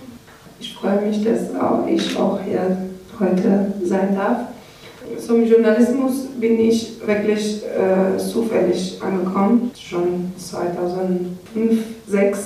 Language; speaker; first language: German; non-native, learner; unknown